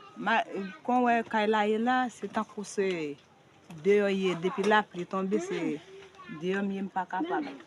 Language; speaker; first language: Haitian Creole; native; Haitian Creole